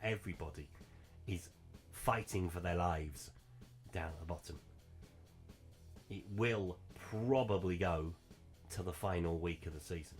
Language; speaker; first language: English; native; English